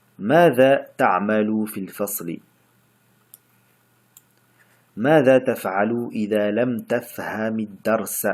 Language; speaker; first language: Arabic; non-native, fluent; French